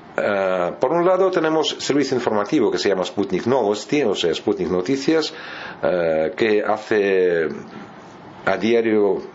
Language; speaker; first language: Spanish; non-native, fluent; Russian